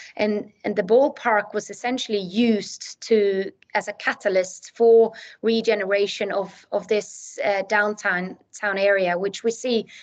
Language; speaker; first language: English; non-native, fluent; Swedish